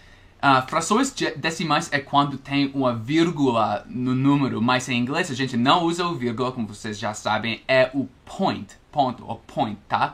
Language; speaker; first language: Portuguese; non-native, fluent; English